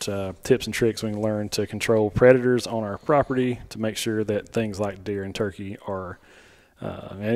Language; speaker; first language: English; native; English